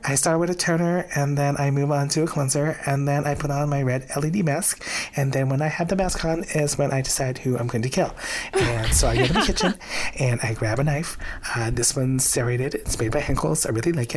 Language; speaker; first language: English; non-native, local second language; Filipino